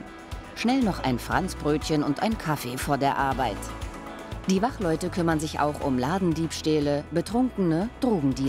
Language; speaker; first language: German; native; German